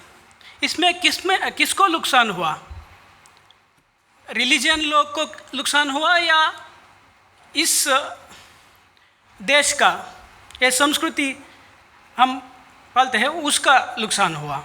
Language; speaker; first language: Hindi; non-native, local second language; Kannada